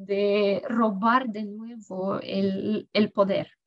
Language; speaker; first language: Spanish; non-native, fluent; Russian